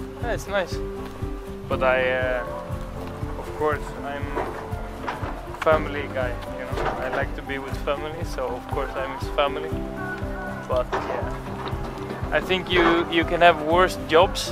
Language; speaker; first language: English; non-native, fluent; Swedish